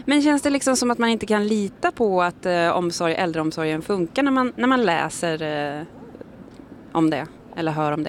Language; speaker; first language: Swedish; native; Swedish